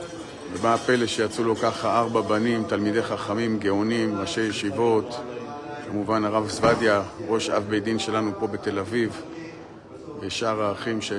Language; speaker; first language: Hebrew; native; Hebrew